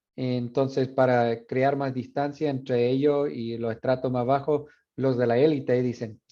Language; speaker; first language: Spanish; non-native, fluent; English